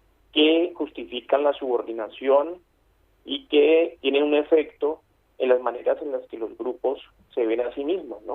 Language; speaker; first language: Spanish; native; Spanish